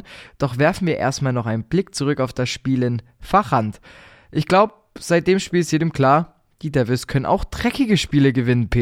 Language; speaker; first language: German; native; German